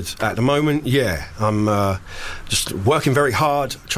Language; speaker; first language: English; native; English